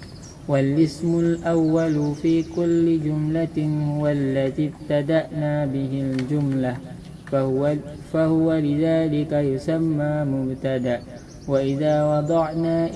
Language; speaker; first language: Arabic; non-native, learner; Indonesian